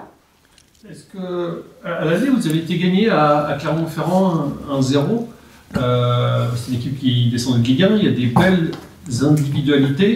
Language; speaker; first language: French; native; French